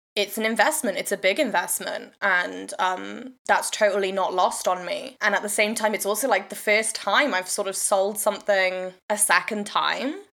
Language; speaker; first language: English; native; English